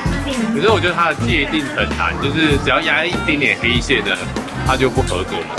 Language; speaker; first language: Chinese; native; Chinese